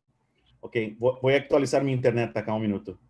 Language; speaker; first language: Spanish; non-native, fluent; Portuguese